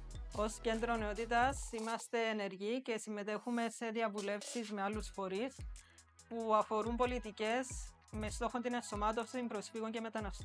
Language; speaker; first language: Greek; native; Greek